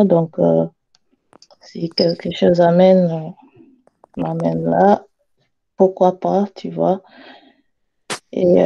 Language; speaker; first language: French; non-native, learner; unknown